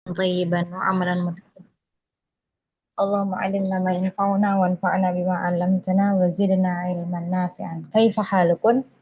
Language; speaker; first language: Arabic; non-native, fluent; Indonesian